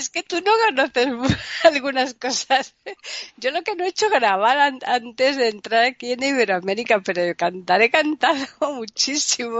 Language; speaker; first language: Spanish; native; Spanish